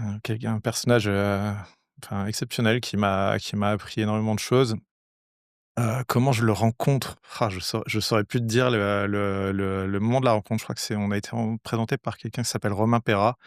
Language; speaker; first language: French; native; French